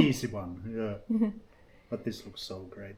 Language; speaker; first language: English; non-native, fluent; Finnish